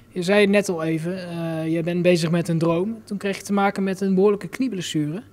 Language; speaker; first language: Dutch; native; Dutch